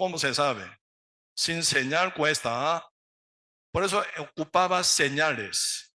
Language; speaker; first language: Spanish; non-native, learner; Korean